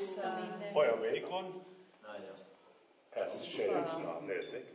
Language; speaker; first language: Hungarian; non-native, learner; Turkish